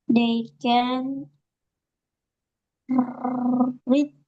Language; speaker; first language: English; non-native, learner; Indonesian